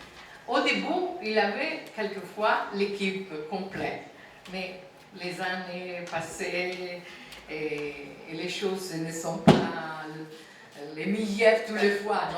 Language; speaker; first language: French; non-native, fluent; Italian